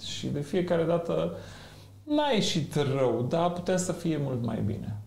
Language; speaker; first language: Romanian; non-native, fluent; Macedonian